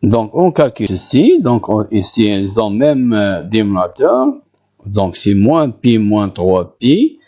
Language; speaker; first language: French; non-native, local second language; Arabic